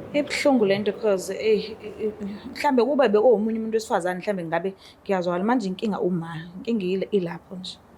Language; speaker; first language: Zulu; native; Zulu